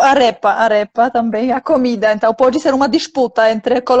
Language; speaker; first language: Portuguese; non-native, fluent; Polish